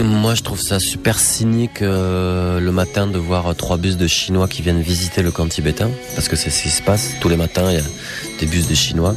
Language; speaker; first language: French; native; French